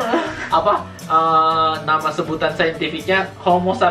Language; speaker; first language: Indonesian; native; Indonesian